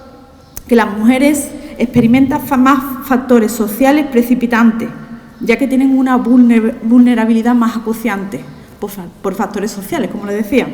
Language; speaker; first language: Spanish; native; Spanish